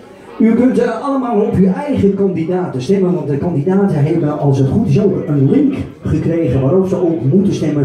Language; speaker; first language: Dutch; native; Dutch